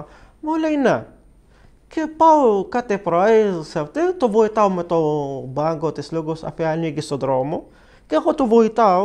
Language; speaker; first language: Greek; non-native, learner; Arabic